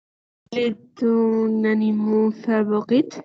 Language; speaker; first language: French; non-native, learner; Spanish